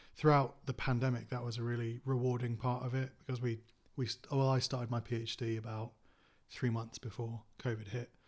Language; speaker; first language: English; native; English